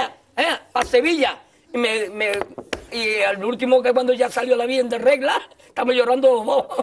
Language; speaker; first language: Spanish; native; Spanish